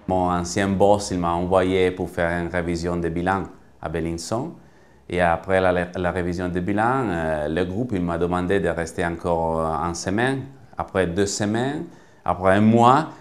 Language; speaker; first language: French; non-native, fluent; Italian